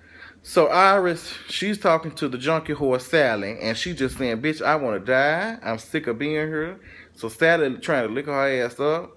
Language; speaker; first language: English; native; English